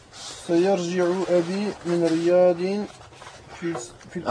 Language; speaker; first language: Arabic; non-native, learner; French